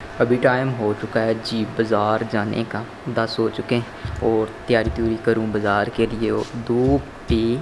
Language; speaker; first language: Urdu; non-native, local second language; Punjabi